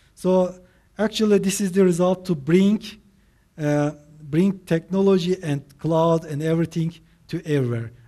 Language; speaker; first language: English; non-native, fluent; Turkish